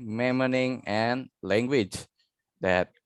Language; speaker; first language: English; non-native, learner; Indonesian